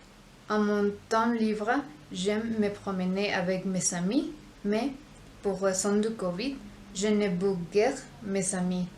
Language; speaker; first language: French; non-native, learner; Spanish